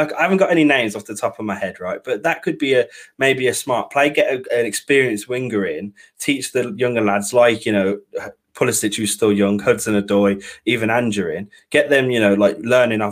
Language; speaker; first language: English; native; English